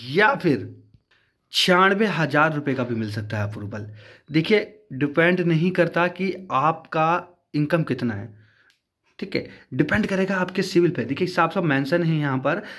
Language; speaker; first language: Hindi; native; Hindi